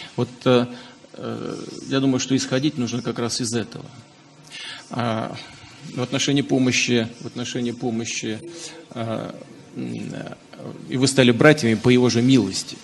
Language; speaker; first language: Russian; native; Russian